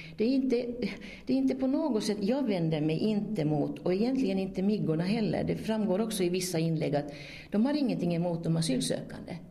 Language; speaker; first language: Swedish; native; Swedish